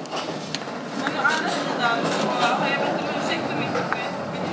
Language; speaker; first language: Swedish; native; Swedish